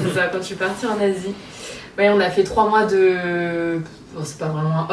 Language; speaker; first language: French; native; French